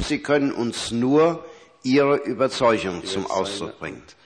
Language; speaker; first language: German; native; German